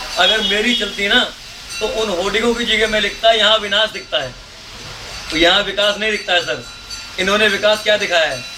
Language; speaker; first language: Hindi; native; Hindi